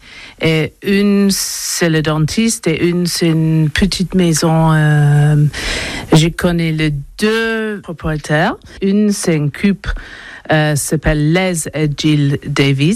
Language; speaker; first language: French; non-native, learner; English